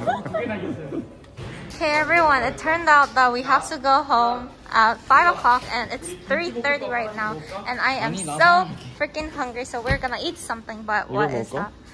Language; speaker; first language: English; early bilingual, other home language; Korean